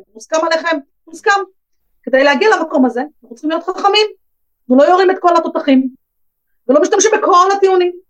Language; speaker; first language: Hebrew; native; Hebrew